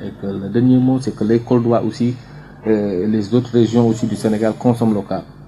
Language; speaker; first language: French; non-native, local second language; Fula